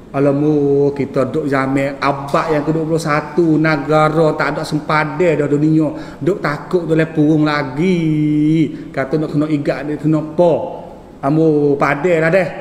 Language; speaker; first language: Malay; native; Malay